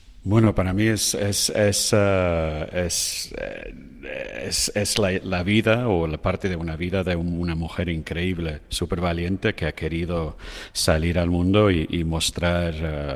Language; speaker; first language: Spanish; non-native, fluent; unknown